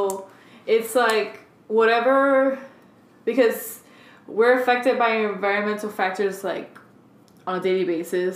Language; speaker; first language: English; early bilingual, other home language; Spanish